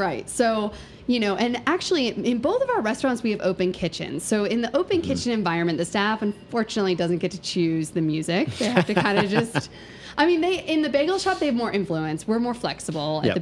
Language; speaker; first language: English; native; English